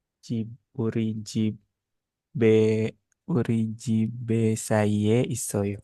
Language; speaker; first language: Korean; non-native, learner; Indonesian